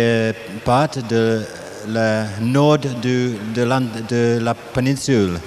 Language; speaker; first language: French; non-native, learner; English